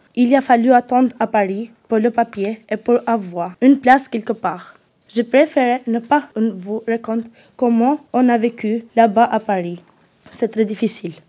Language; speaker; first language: French; non-native, learner; Albanian